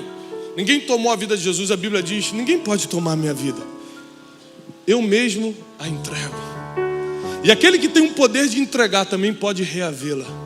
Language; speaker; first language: Portuguese; native; Portuguese